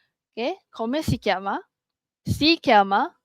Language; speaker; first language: Italian; non-native, learner; Malay